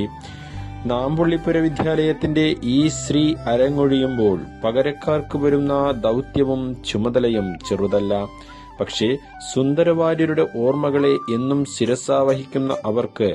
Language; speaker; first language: Malayalam; native; Malayalam